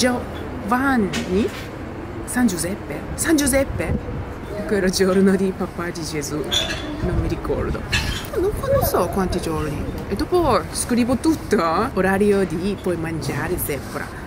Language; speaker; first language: Italian; non-native, learner; Japanese